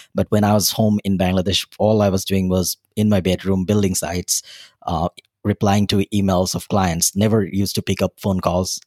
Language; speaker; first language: English; non-native, local second language; Bangla